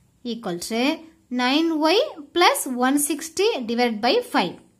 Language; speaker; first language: English; non-native, local second language; Tamil